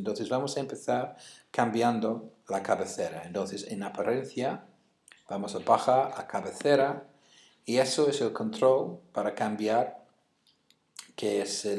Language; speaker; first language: Spanish; non-native, fluent; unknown